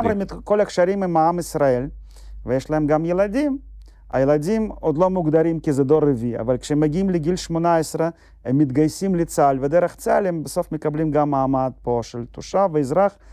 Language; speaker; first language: Hebrew; non-native, fluent; Russian